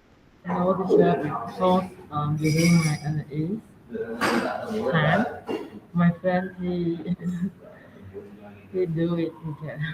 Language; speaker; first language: English; non-native, learner; Khmer